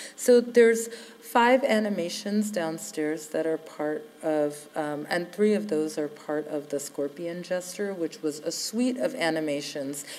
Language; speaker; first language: English; native; English